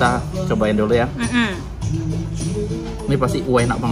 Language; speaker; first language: Indonesian; native; Indonesian